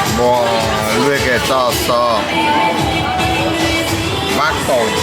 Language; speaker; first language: German; non-native, local second language; Croatian